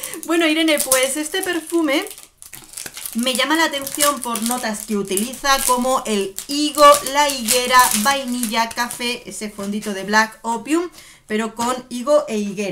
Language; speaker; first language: Spanish; native; Spanish